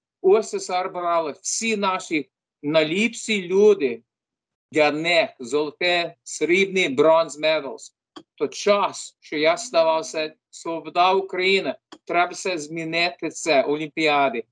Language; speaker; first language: Ukrainian; early bilingual, heritage; Ukrainian